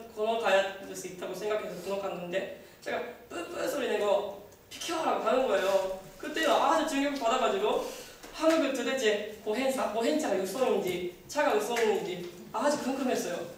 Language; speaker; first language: Korean; non-native, fluent; Japanese